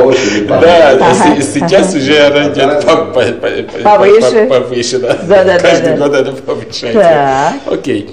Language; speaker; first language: Russian; non-native, learner; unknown